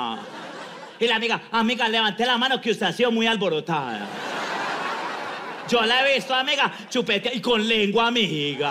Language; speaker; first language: Spanish; native; Spanish